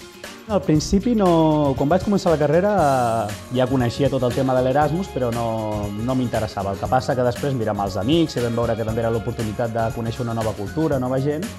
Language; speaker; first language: Catalan; native; Catalan